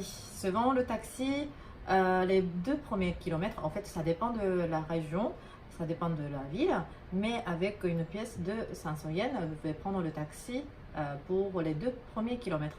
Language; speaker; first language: French; non-native, fluent; Japanese